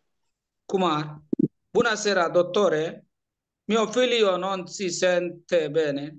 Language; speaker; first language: Italian; non-native, learner; Bangla